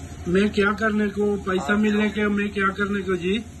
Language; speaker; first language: Hindi; non-native, local second language; Malayalam